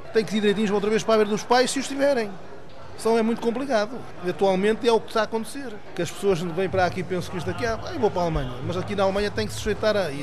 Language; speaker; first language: Portuguese; native; Portuguese